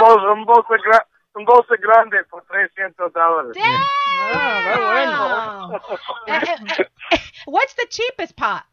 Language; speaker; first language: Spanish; non-native, learner; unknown